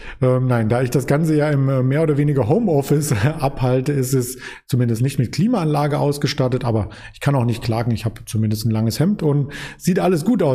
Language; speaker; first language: German; native; German